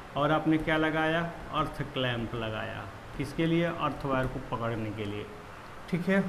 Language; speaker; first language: Hindi; native; Hindi